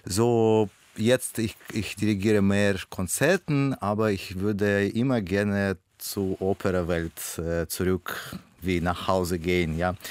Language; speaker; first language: German; non-native, learner; Russian